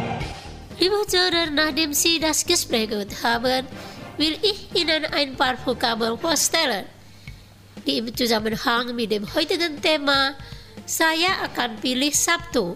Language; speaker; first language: German; non-native, fluent; Indonesian